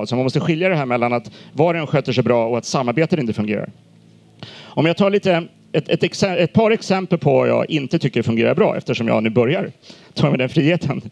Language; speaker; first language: Swedish; native; Swedish